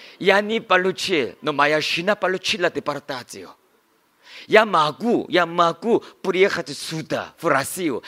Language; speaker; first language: Russian; non-native, learner; Korean